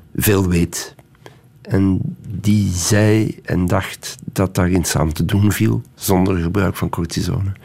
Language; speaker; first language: Dutch; native; Dutch